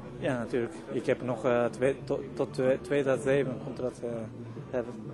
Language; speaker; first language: Dutch; non-native, learner; Japanese